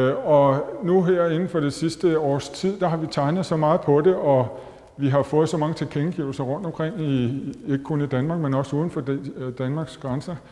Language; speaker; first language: Danish; native; Danish